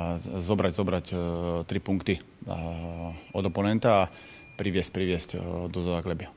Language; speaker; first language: Polish; non-native, learner; Slovak